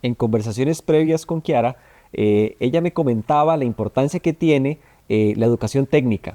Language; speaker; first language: Spanish; native; Spanish